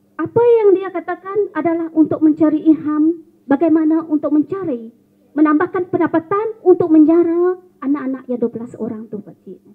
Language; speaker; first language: Malay; non-native, local second language; Iban